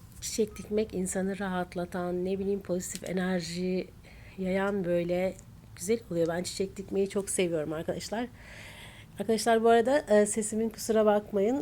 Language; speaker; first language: Turkish; native; Turkish